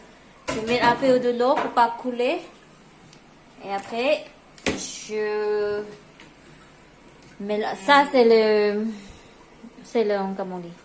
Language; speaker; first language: French; non-native, local second language; Khmer